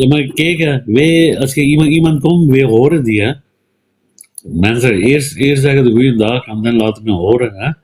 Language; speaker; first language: Dutch; non-native, fluent; Punjabi